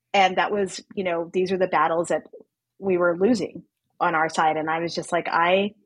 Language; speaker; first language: English; native; English